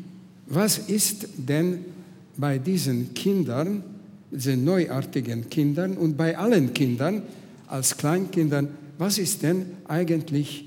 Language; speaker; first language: German; non-native, fluent; Hungarian